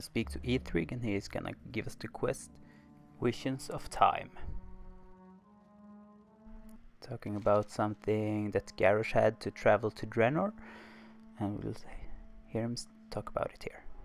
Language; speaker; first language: English; non-native, fluent; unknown